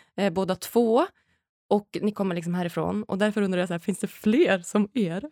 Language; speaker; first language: Swedish; native; Swedish